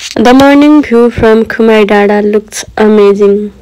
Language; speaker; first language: English; non-native, local second language; Nepali